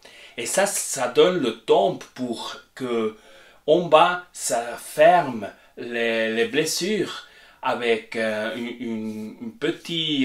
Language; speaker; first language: French; non-native, fluent; Spanish